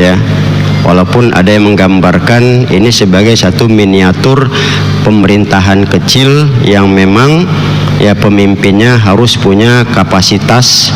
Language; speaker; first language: Indonesian; native; Indonesian